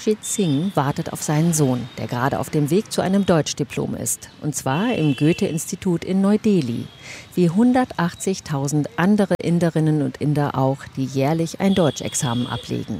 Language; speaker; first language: German; native; German